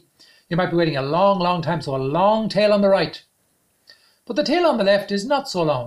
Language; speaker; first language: English; native; English